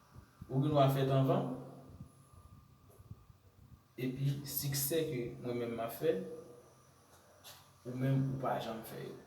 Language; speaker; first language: French; non-native, learner; Haitian Creole